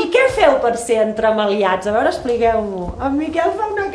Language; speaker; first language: Catalan; native; Catalan